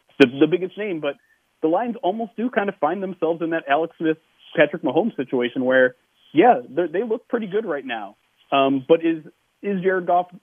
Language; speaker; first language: English; native; English